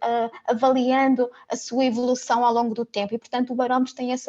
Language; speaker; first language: Portuguese; native; Portuguese